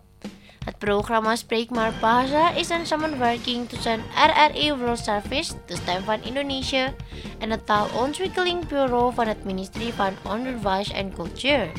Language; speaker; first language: Dutch; non-native, learner; Indonesian